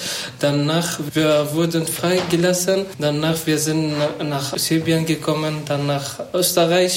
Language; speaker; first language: German; non-native, learner; Persian